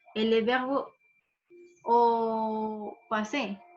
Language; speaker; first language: French; non-native, fluent; Spanish